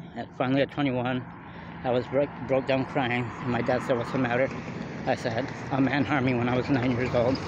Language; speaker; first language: English; native; English